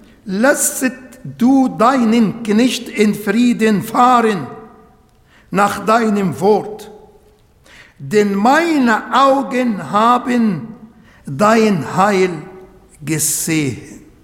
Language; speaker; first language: German; non-native, fluent; Arabic